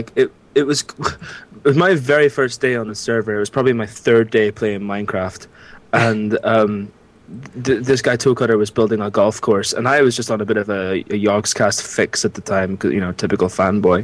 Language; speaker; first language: English; native; English